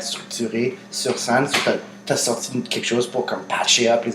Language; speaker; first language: French; native; French